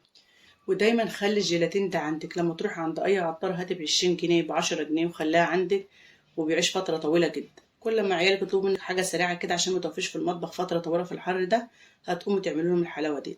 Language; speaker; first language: Arabic; native; Arabic